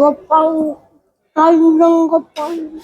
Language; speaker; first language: Korean; non-native, learner; Albanian